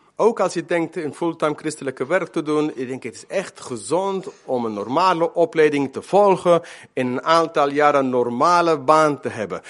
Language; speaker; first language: Dutch; non-native, fluent; Spanish